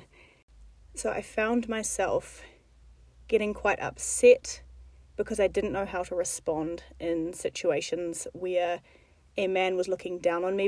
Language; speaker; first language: English; native; English